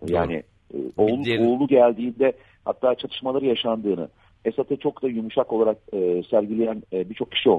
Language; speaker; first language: Turkish; native; Turkish